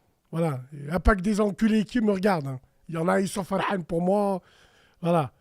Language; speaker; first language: French; native; French